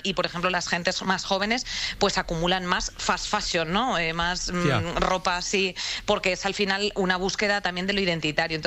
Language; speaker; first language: Spanish; native; Spanish